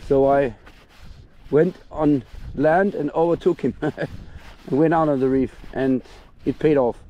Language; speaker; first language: English; non-native, fluent; Danish